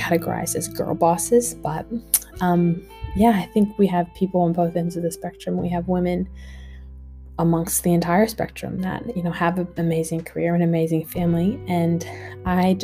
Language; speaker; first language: English; native; English